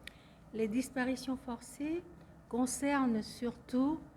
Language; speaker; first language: French; non-native, fluent; Lao